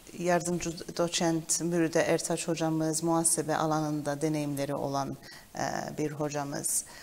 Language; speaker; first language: Turkish; early bilingual, heritage; Turkish